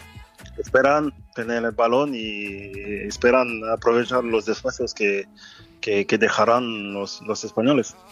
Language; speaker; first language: Spanish; non-native, fluent; French